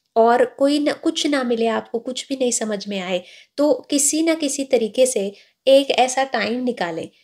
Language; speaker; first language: Hindi; native; Hindi